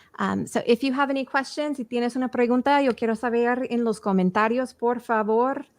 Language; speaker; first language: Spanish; early bilingual, heritage; English